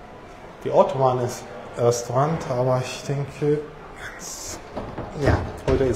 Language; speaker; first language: German; non-native, learner; Turkish